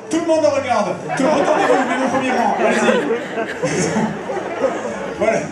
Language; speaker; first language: French; native; French